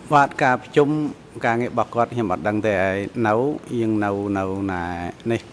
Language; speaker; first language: Khmer; non-native, local second language; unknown